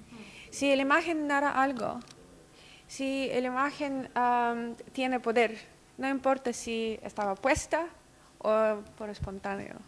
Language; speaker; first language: Spanish; non-native, fluent; Russian